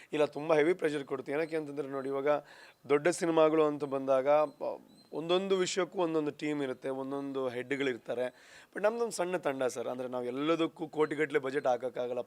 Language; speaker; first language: Kannada; non-native, local second language; Tulu